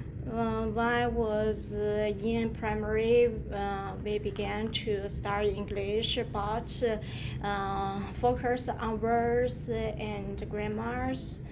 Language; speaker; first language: English; non-native, learner; Chinese